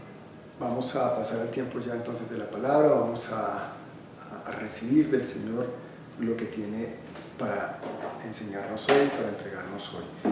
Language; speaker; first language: Spanish; native; Spanish